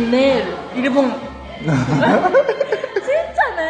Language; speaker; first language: Korean; non-native, learner; Japanese